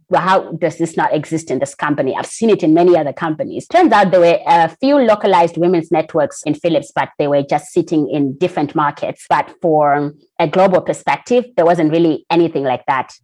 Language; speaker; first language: English; non-native, local second language; Shona